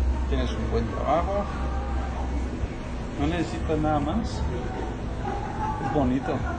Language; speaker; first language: Spanish; native; Spanish